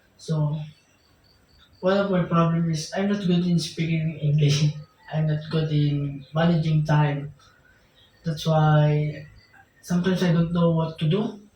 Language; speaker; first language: English; non-native, local second language; Filipino